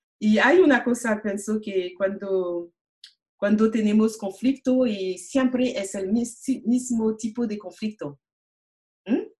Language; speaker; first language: Spanish; non-native, learner; French